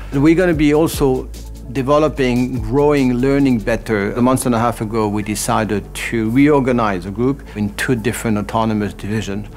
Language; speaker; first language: English; non-native, fluent; French